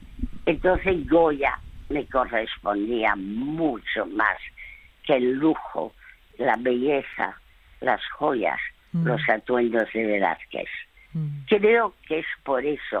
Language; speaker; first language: Spanish; early bilingual, other home language; French